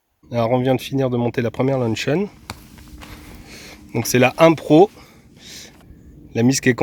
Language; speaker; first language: French; native; French